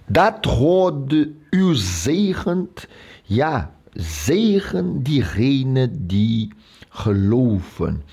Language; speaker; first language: Dutch; non-native, local second language; Portuguese